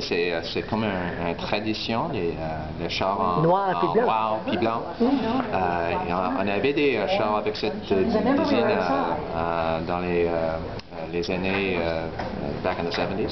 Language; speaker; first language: French; non-native, learner; English